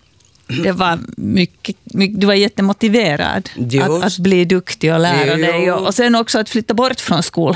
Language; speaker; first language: Swedish; native; Swedish